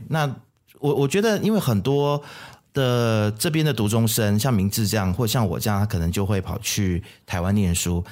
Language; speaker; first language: Chinese; native; Chinese